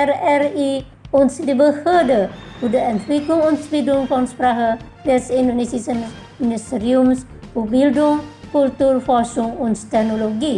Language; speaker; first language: German; non-native, fluent; Indonesian